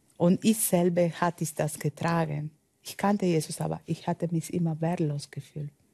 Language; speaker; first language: German; non-native, learner; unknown